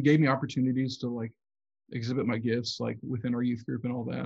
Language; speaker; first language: English; native; English